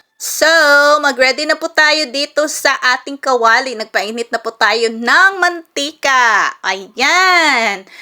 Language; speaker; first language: Filipino; non-native, local second language; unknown